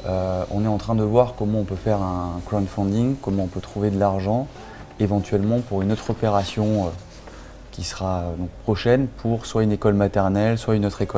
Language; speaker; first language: French; native; French